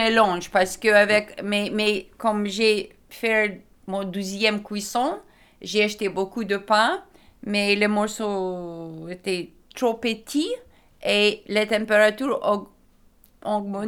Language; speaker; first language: French; non-native, learner; Lithuanian